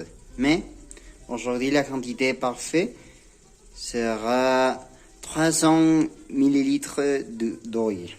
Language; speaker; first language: French; non-native, learner; Spanish